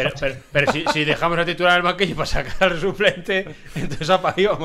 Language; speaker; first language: Spanish; native; Spanish